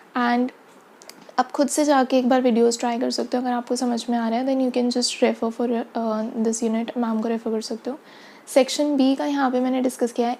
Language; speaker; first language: Hindi; native; Hindi